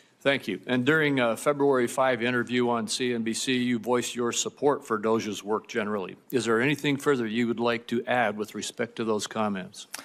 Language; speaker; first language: English; native; English